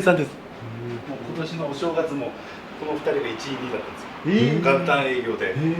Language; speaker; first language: Japanese; native; Japanese